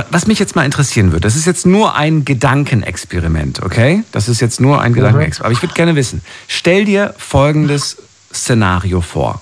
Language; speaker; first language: German; native; German